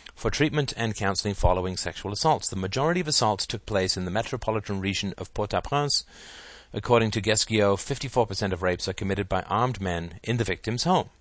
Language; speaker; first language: English; native; English